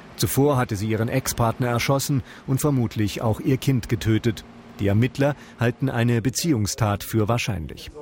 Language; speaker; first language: German; native; German